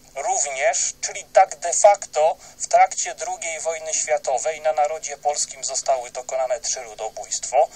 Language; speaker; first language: Polish; native; Polish